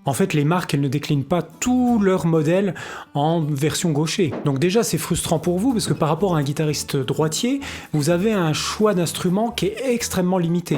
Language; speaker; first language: French; native; French